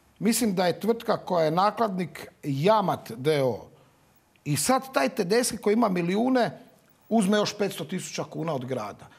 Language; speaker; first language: Croatian; native; Croatian